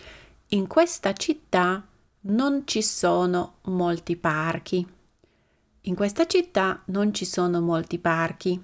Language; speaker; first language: Italian; non-native, fluent; Slovak